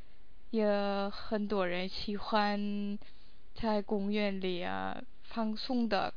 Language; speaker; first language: Chinese; non-native, fluent; English